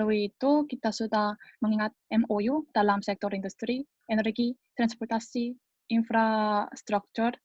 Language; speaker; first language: Indonesian; non-native, learner; Korean